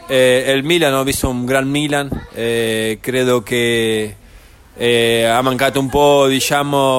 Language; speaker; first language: Italian; non-native, fluent; Spanish